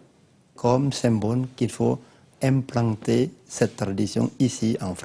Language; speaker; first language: French; non-native, learner; Lao